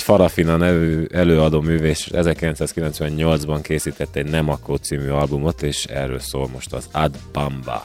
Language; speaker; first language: Hungarian; native; Hungarian